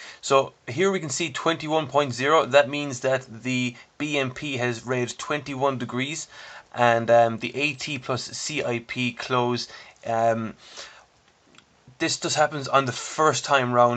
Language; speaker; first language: English; native; English